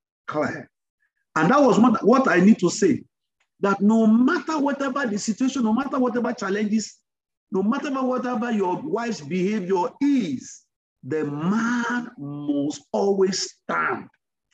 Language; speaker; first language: English; non-native, local second language; Yoruba